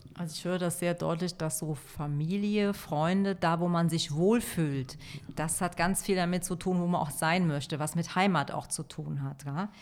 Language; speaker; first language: German; native; German